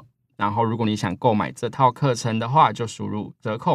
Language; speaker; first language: Chinese; native; Chinese